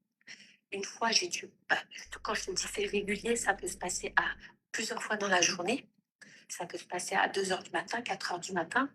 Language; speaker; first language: French; native; French